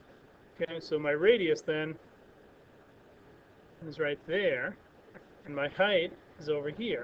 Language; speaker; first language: English; native; English